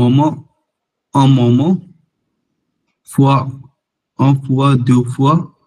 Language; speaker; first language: French; non-native, learner; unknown